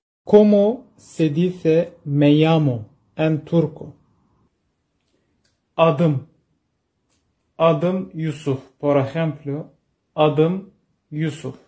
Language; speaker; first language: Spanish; non-native, learner; Turkish